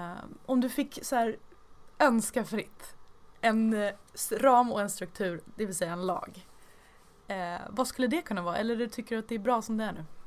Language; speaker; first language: Swedish; native; Swedish